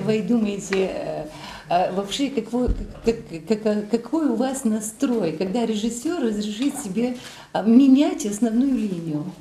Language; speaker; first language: Russian; non-native, fluent; Bulgarian